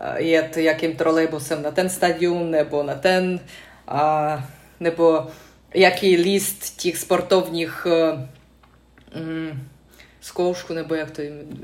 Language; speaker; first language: Czech; non-native, fluent; Russian